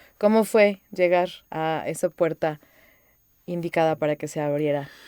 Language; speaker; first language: Spanish; native; Spanish